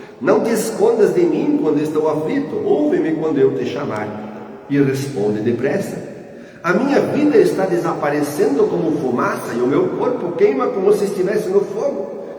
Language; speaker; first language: Portuguese; native; Portuguese